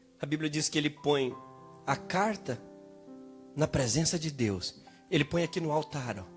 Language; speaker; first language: Portuguese; native; Portuguese